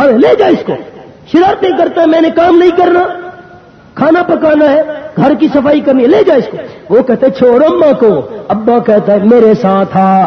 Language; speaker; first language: Urdu; non-native, local second language; Pashto